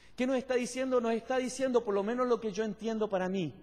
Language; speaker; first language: Spanish; native; Spanish